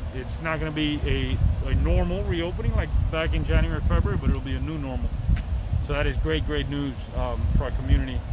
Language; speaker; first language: English; early bilingual, other home language; Spanish